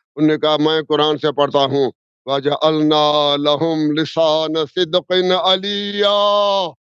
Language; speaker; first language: Urdu; non-native, local second language; Sindhi